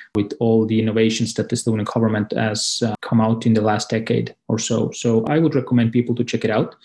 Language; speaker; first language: English; non-native, fluent; Estonian